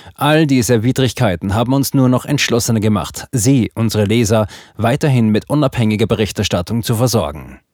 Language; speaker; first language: German; non-native, fluent; Chinese